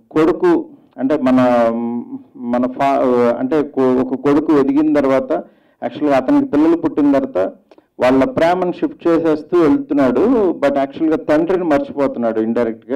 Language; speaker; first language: Telugu; native; Telugu